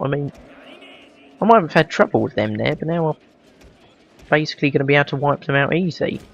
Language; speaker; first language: English; native; English